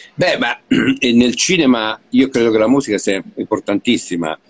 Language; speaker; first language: Italian; early bilingual, heritage; Italian